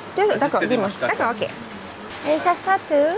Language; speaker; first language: French; non-native, learner; Japanese